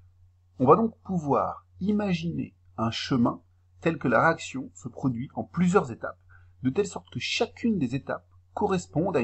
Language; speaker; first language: French; native; French